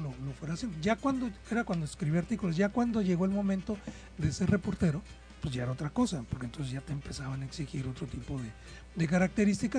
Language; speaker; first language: Spanish; native; Spanish